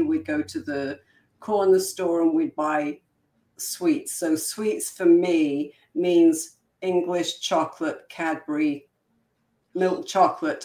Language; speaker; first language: English; native; English